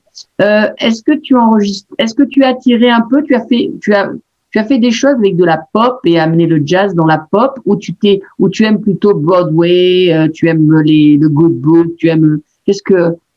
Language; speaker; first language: French; native; French